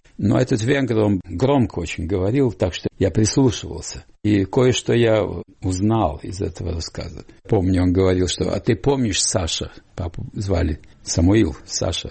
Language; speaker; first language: Russian; non-native, local second language; Hungarian